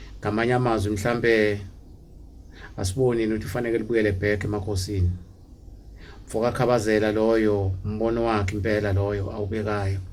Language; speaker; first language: Zulu; native; Zulu